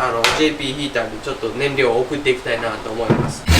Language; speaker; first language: Japanese; native; Japanese